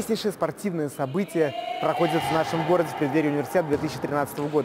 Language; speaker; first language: Russian; native; Russian